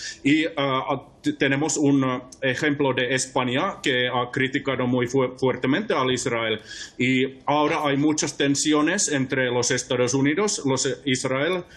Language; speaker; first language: Spanish; non-native, fluent; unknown